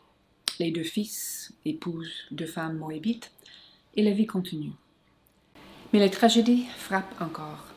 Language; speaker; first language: French; non-native, local second language; English